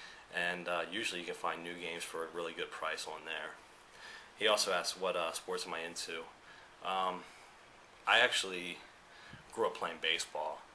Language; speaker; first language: English; early bilingual, other home language; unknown